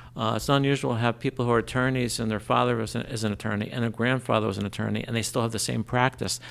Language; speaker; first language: English; native; English